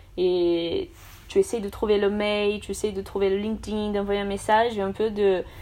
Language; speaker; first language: French; non-native, fluent; Portuguese